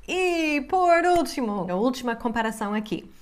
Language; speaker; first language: Portuguese; non-native, fluent; English